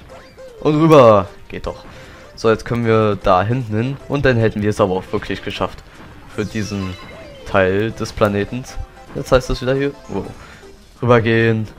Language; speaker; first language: German; native; German